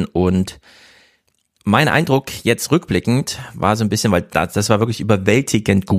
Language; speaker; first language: German; native; German